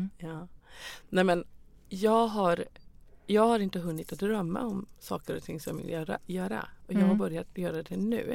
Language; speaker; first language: Swedish; non-native, fluent; Persian